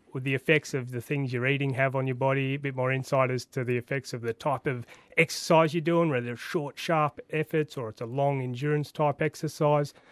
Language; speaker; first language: English; native; English